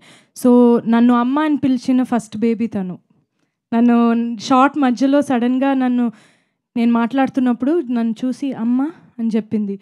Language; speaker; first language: Telugu; non-native, fluent; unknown